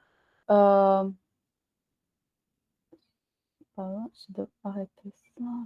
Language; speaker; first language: French; non-native, learner; Albanian